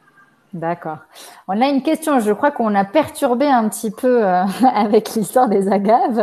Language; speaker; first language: French; native; French